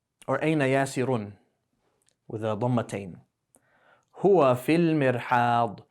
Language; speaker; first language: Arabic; non-native, fluent; English